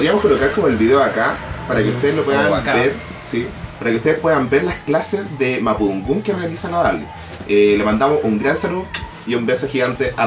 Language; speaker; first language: Spanish; native; Spanish